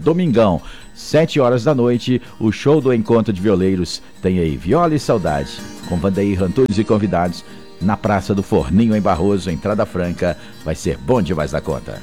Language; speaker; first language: Portuguese; native; Portuguese